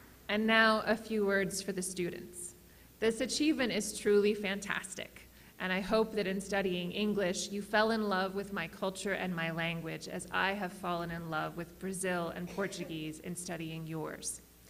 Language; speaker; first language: English; native; English